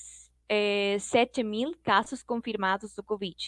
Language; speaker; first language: Portuguese; non-native, fluent; Spanish